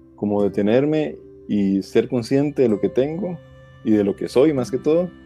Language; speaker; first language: Spanish; native; Spanish